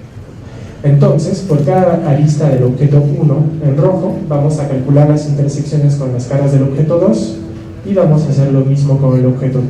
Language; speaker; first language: Spanish; non-native, fluent; French